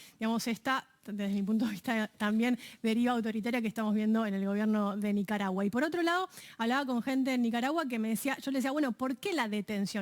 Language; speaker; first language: Spanish; native; Spanish